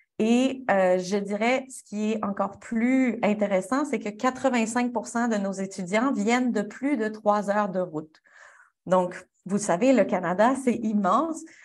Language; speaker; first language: French; native; French